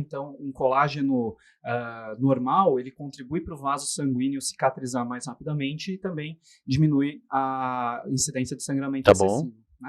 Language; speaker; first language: Portuguese; native; Portuguese